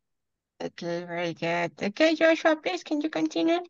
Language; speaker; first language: English; non-native, fluent; Spanish